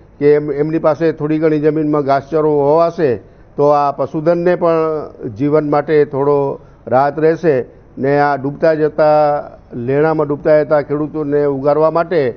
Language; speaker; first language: Gujarati; native; Gujarati